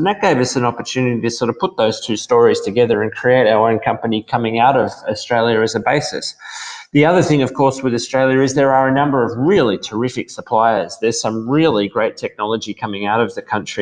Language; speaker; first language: English; native; English